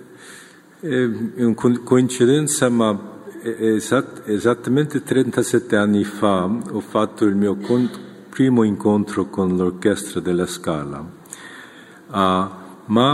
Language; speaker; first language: Italian; non-native, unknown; Korean